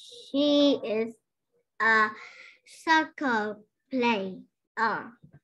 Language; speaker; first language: English; non-native, learner; Vietnamese